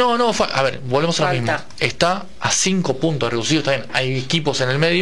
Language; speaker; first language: Spanish; native; Spanish